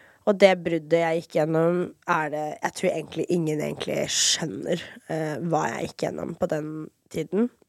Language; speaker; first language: Norwegian; early bilingual, heritage; Norwegian